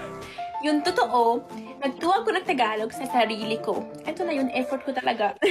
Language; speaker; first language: Filipino; non-native, learner; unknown